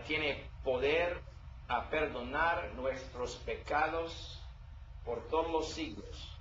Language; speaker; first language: Spanish; non-native, learner; English